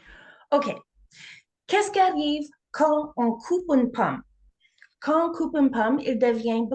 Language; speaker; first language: French; non-native, learner; English